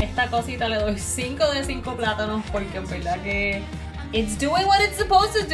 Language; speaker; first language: English; non-native, fluent; Spanish